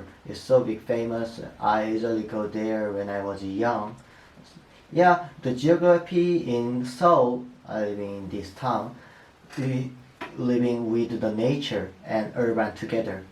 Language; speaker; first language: English; non-native, learner; Korean